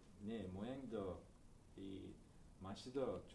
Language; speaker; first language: Korean; non-native, learner; Uzbek